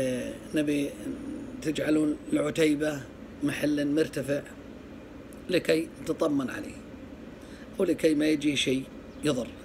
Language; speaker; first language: Arabic; native; Arabic